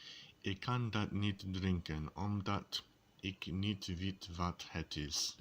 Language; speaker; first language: Dutch; non-native, learner; English